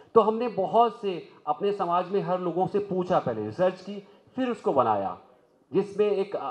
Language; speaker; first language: Hindi; native; Hindi